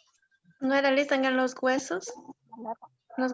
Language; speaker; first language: Spanish; native; Spanish